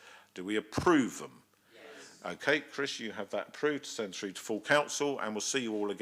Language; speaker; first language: English; native; English